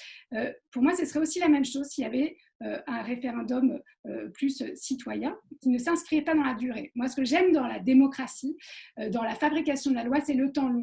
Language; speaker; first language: French; native; French